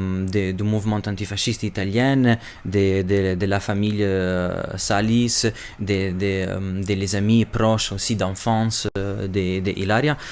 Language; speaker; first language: French; non-native, fluent; Albanian